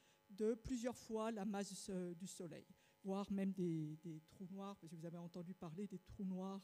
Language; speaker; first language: French; native; French